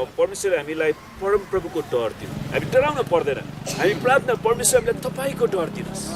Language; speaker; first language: Nepali; native; Nepali